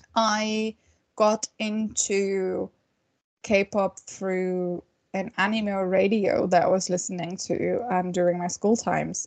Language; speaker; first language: English; non-native, fluent; German